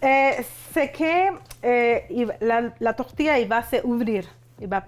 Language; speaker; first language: French; non-native, fluent; Spanish